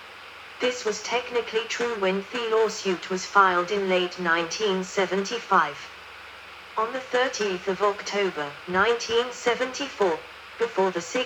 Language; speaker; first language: English; non-native, learner; Danish